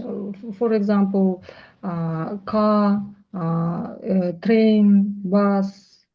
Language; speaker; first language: English; non-native, learner; Russian